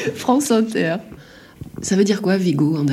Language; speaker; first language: French; native; French